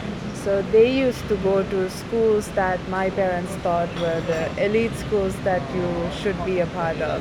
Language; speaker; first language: English; non-native, local second language; Sinhala